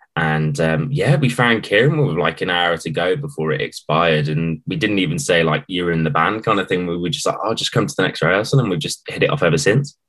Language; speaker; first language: English; native; English